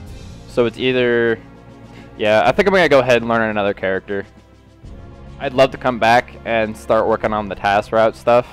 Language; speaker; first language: English; native; English